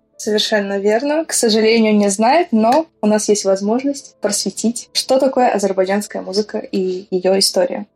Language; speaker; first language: Russian; non-native, local second language; Azerbaijani